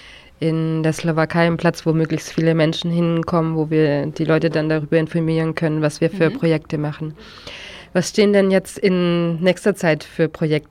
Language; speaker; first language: German; native; German